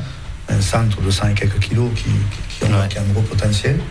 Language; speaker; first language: French; native; French